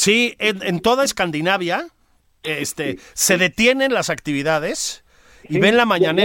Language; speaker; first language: Spanish; native; Spanish